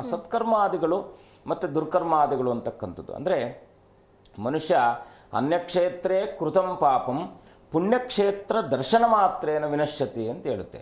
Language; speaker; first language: Kannada; native; Kannada